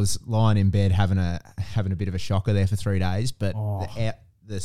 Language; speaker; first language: English; native; English